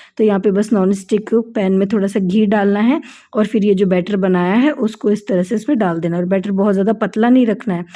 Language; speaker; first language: Hindi; native; Hindi